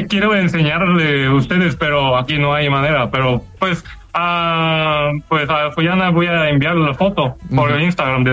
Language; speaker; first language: Spanish; non-native, learner; Korean